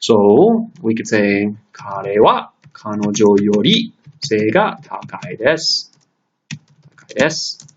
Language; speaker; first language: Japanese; non-native, fluent; English